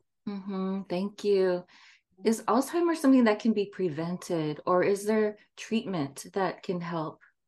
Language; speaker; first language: English; native; English